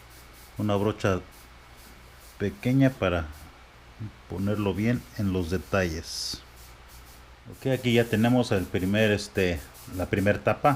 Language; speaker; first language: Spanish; early bilingual, heritage; Spanish